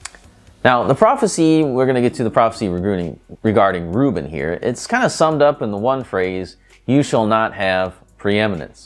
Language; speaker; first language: English; native; English